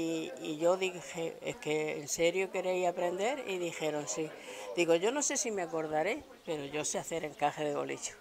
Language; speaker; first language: Spanish; native; Spanish